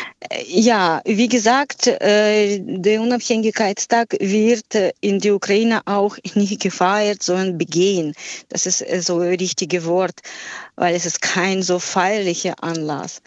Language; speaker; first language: German; non-native, fluent; Ukrainian